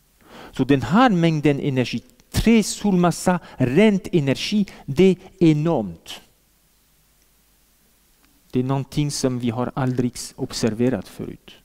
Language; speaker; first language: Swedish; non-native, fluent; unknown